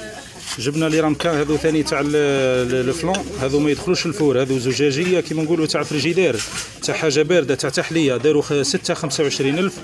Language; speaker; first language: Arabic; native; Arabic